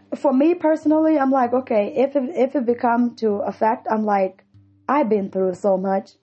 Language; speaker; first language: English; non-native, fluent; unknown